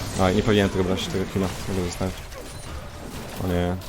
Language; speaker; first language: Polish; native; Polish